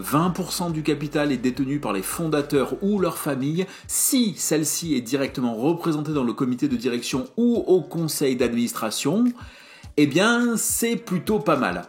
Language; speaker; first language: French; native; French